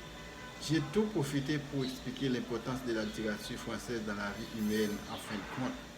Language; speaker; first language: French; non-native, fluent; Spanish